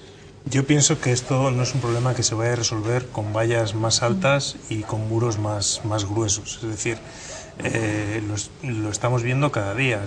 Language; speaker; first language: Spanish; native; Spanish